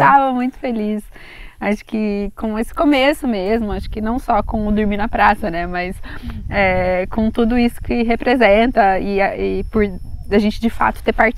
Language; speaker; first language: Portuguese; native; Portuguese